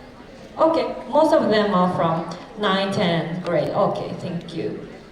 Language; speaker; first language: English; non-native, fluent; Japanese